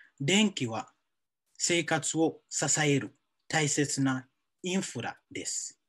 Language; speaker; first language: Japanese; non-native, fluent; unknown